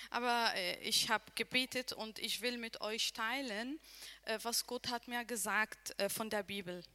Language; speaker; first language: German; non-native, learner; Arabic